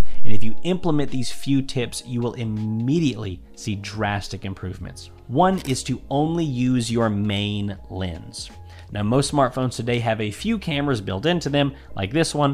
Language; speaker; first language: English; native; English